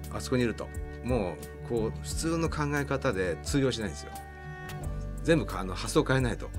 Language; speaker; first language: Japanese; native; Japanese